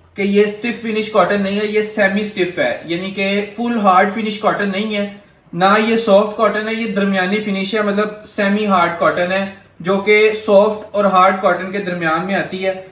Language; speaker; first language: Urdu; non-native, local second language; Punjabi